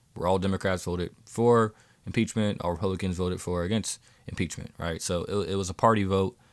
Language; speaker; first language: English; native; English